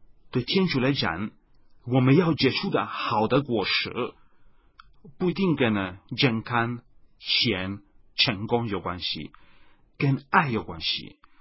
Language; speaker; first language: Chinese; non-native, fluent; Italian